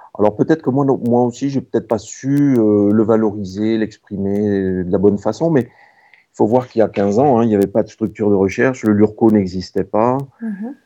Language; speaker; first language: French; native; French